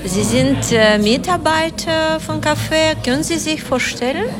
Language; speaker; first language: German; non-native, learner; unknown